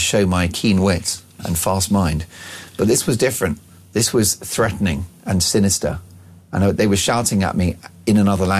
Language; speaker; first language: English; native; English